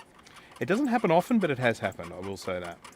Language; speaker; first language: English; native; English